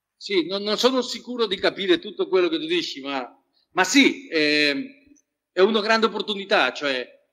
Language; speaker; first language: Italian; non-native, fluent; Spanish